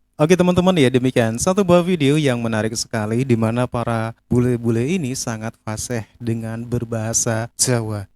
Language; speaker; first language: Indonesian; native; Indonesian